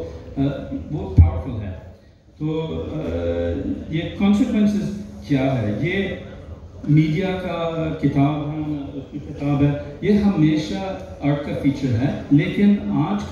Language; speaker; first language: Hindi; non-native, learner; English